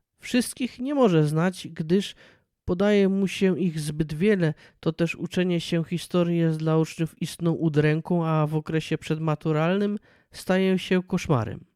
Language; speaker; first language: Polish; native; Polish